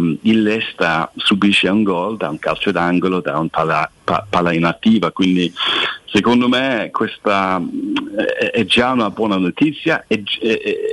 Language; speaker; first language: Italian; non-native, fluent; English